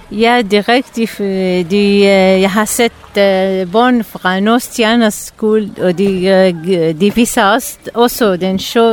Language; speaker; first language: Danish; non-native, learner; Arabic